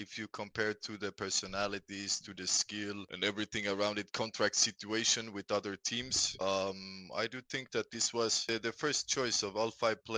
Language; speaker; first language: English; non-native, fluent; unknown